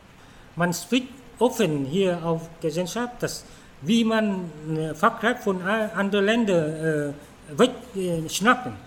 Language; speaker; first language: German; non-native, fluent; Vietnamese